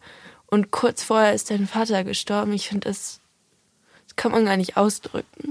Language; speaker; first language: German; native; German